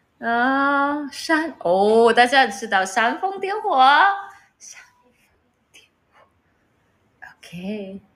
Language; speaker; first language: Chinese; non-native, learner; Vietnamese